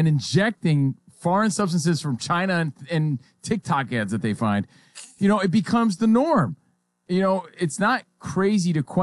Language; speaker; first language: English; native; English